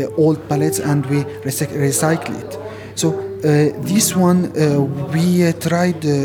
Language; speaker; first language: English; non-native, fluent; Arabic